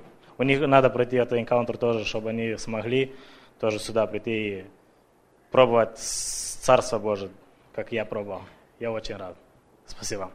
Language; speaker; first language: Russian; early bilingual, heritage; Russian